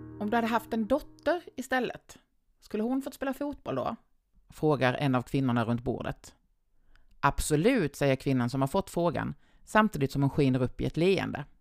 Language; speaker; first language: Swedish; native; Swedish